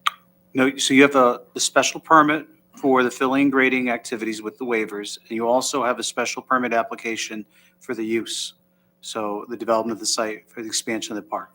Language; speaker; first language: English; native; English